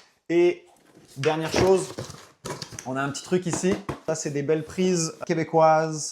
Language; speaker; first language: French; native; French